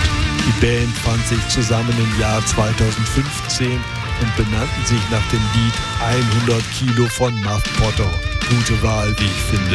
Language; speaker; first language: German; native; German